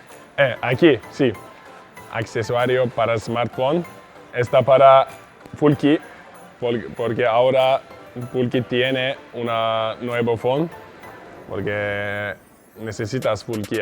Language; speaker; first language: Spanish; non-native, learner; Turkish